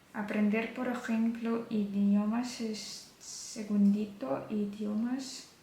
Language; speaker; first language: Spanish; non-native, fluent; Ukrainian